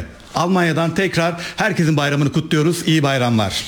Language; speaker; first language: Turkish; native; Turkish